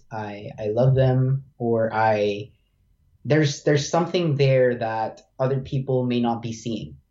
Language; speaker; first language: English; non-native, local second language; Filipino